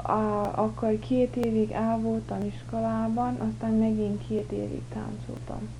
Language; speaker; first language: Hungarian; early bilingual, heritage; English